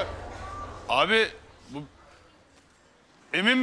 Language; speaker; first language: Turkish; native; Turkish